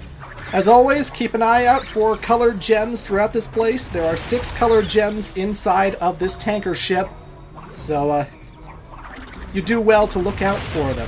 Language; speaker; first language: English; native; English